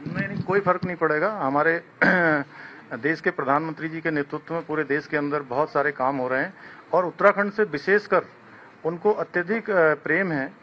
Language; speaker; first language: Hindi; native; Hindi